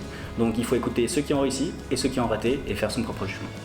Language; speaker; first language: French; native; French